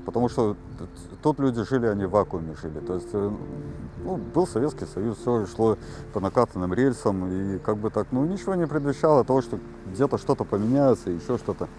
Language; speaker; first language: Russian; native; Russian